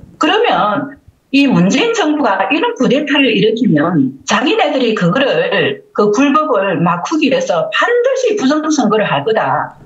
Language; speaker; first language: Korean; native; Korean